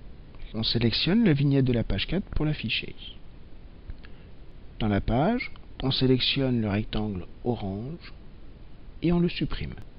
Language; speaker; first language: French; native; French